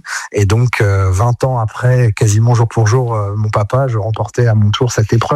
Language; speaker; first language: French; native; French